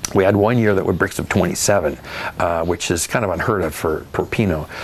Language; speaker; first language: English; native; English